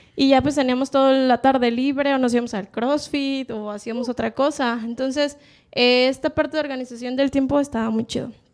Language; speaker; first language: Spanish; native; Spanish